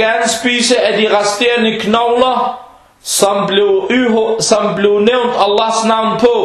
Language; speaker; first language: Danish; non-native, fluent; Arabic